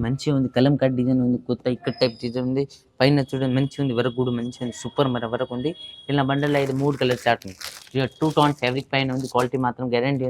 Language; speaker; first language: Telugu; non-native, local second language; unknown